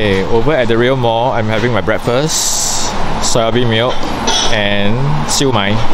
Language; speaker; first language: English; non-native, local second language; Chinese